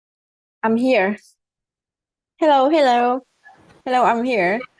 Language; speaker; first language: English; non-native, learner; Vietnamese